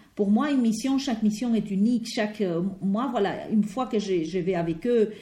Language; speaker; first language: French; non-native, fluent; Spanish